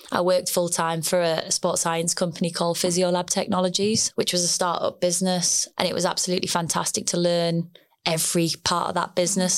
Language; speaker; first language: English; native; English